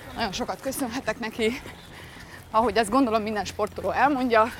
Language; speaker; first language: Hungarian; native; Hungarian